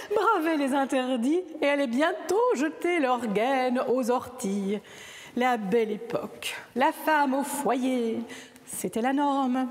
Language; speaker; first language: French; native; French